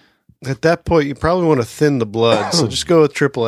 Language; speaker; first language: English; native; English